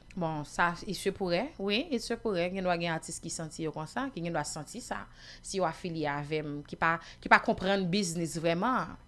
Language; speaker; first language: Haitian Creole; native; Haitian Creole